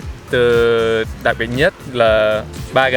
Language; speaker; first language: Vietnamese; non-native, learner; English